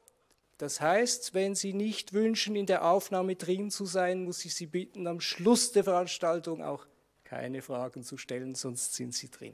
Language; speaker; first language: German; native; German